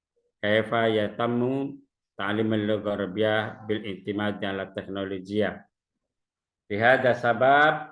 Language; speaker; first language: Arabic; non-native, learner; Indonesian